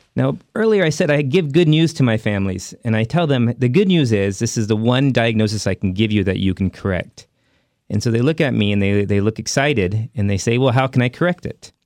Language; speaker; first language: English; early bilingual, other home language; Hindi